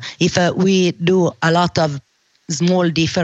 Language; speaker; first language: English; non-native, learner; Russian